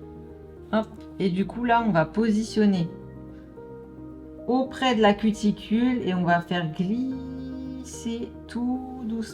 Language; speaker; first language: French; native; French